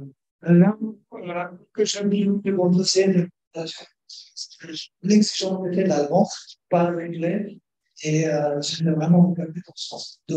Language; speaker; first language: French; non-native, fluent; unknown